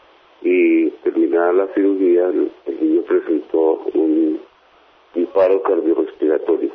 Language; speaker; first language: Spanish; native; Spanish